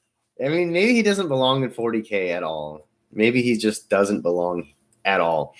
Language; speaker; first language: English; native; English